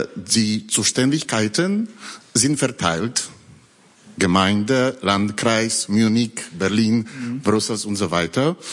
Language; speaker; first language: German; non-native, fluent; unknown